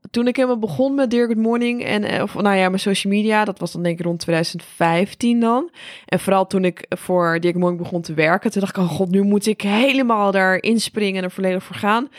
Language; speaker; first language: Dutch; native; Dutch